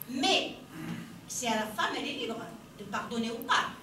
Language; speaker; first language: French; non-native, local second language; Arabic